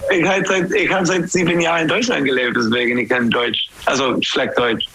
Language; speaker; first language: German; non-native, learner; English